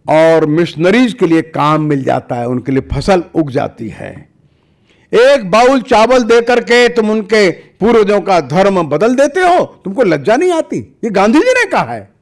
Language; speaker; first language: Hindi; native; Hindi